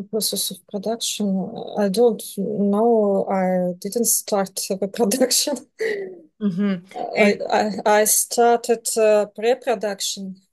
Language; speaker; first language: English; non-native, learner; Serbian